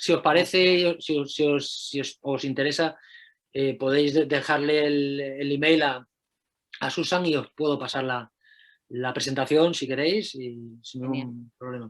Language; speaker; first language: Spanish; native; Spanish